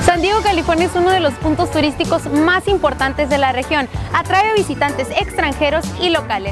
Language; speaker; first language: Spanish; native; Spanish